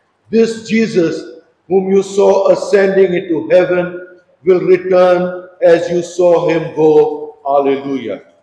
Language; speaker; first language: English; non-native, local second language; Konkani